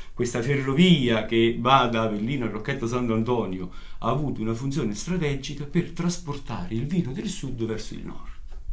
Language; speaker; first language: Italian; native; Italian